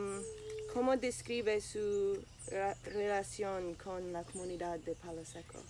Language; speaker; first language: Spanish; non-native, learner; English